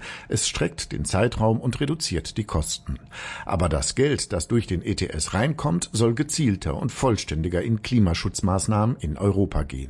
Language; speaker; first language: German; native; German